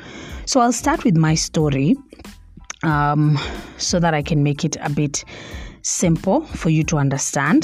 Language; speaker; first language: English; non-native, local second language; Swahili